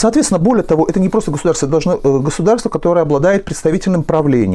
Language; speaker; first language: Russian; native; Russian